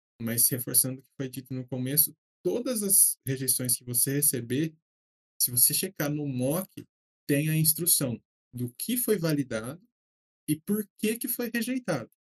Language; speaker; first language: Portuguese; native; Portuguese